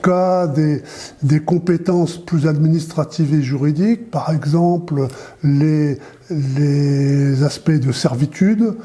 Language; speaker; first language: French; native; French